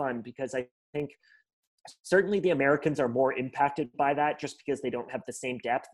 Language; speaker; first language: English; native; English